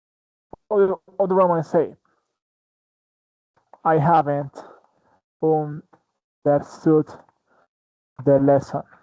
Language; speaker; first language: English; non-native, fluent; Spanish